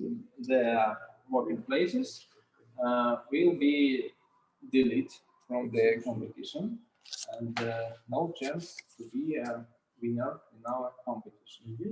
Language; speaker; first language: English; non-native, learner; Russian